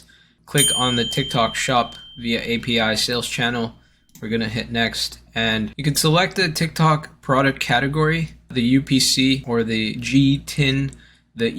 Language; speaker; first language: English; native; English